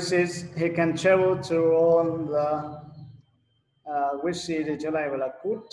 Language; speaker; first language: English; non-native, learner; Vietnamese